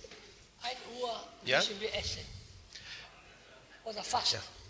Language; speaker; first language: German; non-native, learner; Italian